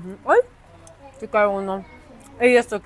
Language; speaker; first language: Spanish; non-native, fluent; Russian